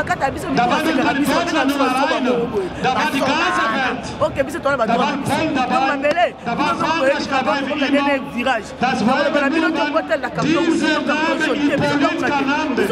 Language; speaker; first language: German; non-native, learner; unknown